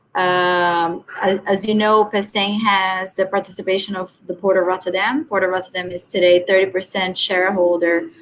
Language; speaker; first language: English; non-native, fluent; Portuguese